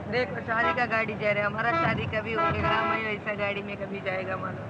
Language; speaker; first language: Hindi; non-native, local second language; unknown